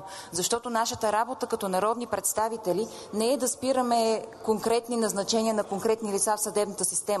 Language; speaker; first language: Bulgarian; native; Bulgarian